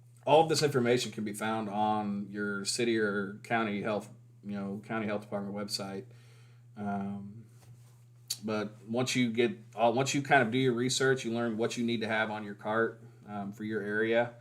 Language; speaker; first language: English; native; English